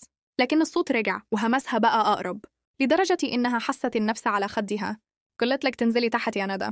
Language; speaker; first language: Arabic; native; Arabic